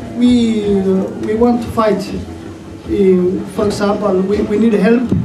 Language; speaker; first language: English; non-native, learner; Somali